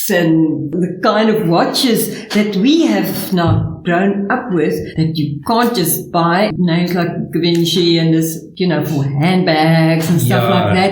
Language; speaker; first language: English; non-native, local second language; Afrikaans